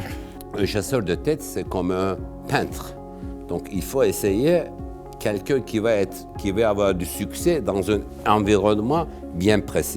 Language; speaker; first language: French; non-native, local second language; Turkish